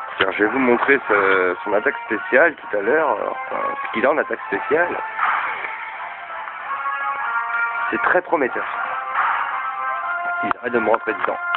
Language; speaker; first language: French; native; French